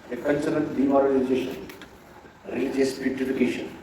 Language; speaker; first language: English; non-native, local second language; Kannada